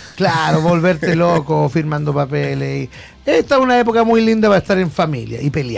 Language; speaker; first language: Spanish; native; Spanish